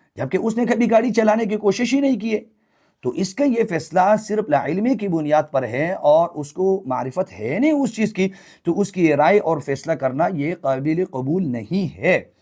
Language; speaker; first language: Urdu; non-native, local second language; Pashto